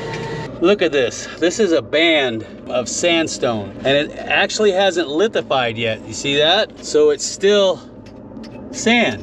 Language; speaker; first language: English; native; English